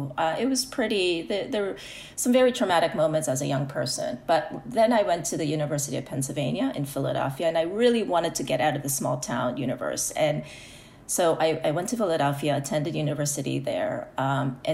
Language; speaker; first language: English; early bilingual, other home language; Korean